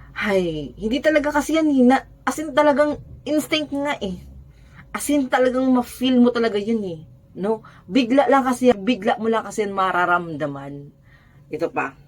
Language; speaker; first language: Filipino; native; Filipino